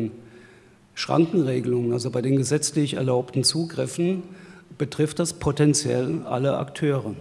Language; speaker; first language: German; native; German